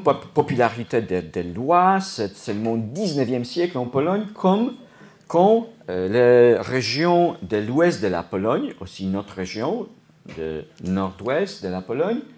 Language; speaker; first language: French; non-native, fluent; Polish